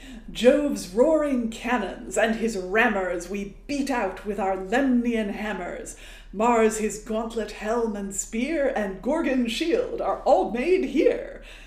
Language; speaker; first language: English; native; English